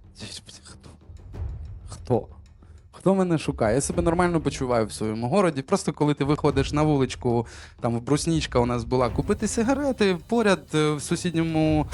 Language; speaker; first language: Ukrainian; early bilingual, other home language; Armenian